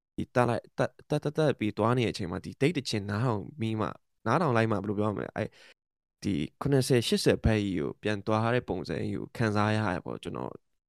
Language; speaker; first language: Burmese; non-native, local second language; Kachin